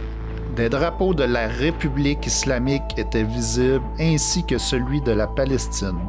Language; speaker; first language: French; native; French